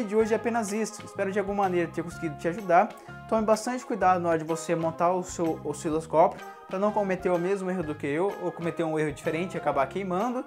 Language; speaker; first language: Portuguese; native; Portuguese